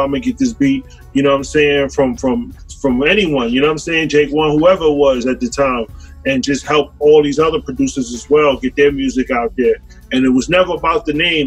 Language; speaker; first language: English; native; English